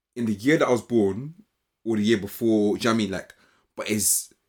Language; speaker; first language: English; native; English